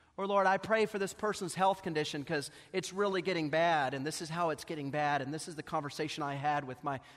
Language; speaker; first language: English; native; English